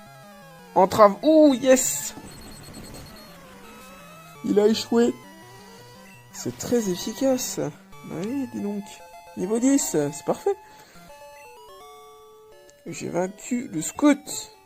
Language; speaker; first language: French; native; French